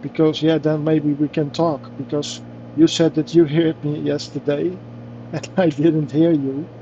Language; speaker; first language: English; non-native, fluent; Dutch